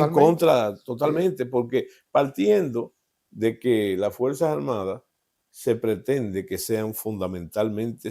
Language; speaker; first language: Spanish; native; Spanish